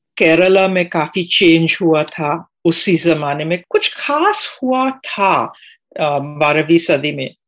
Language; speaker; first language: Hindi; non-native, fluent; English